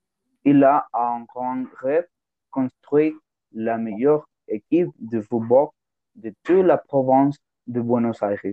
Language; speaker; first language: French; non-native, learner; Spanish